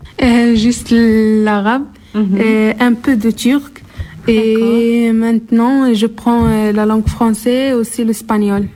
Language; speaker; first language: French; non-native, learner; Arabic